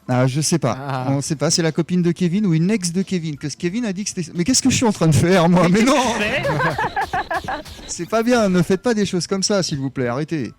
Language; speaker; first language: French; native; French